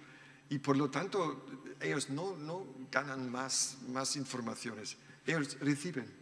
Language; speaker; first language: Spanish; non-native, learner; German